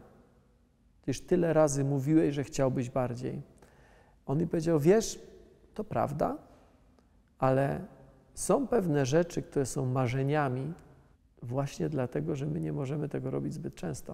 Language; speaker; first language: Polish; native; Polish